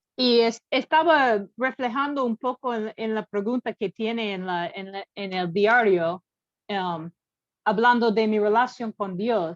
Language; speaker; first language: Spanish; non-native, learner; English